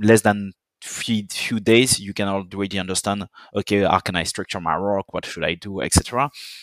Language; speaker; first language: English; non-native, fluent; French